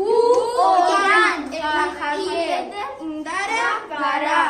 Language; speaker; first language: Basque; non-native, learner; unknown